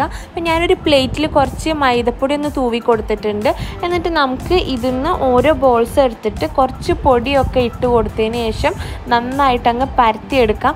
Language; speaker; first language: Malayalam; native; Malayalam